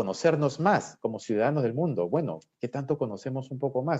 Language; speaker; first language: Spanish; native; Spanish